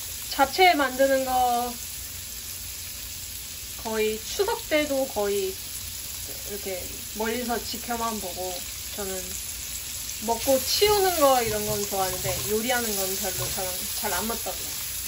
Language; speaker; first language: Korean; native; Korean